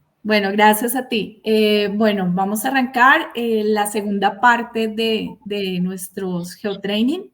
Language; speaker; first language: Spanish; native; Spanish